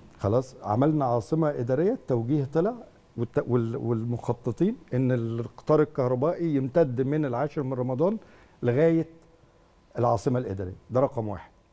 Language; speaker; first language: Egyptian Arabic; native; Egyptian Arabic